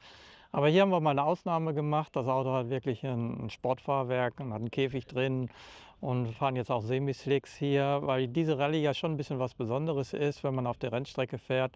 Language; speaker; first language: German; native; German